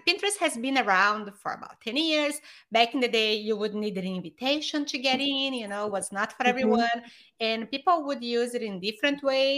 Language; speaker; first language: English; non-native, fluent; Portuguese